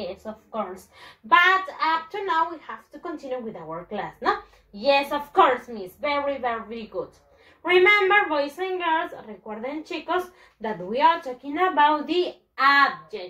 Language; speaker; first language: English; non-native, fluent; Spanish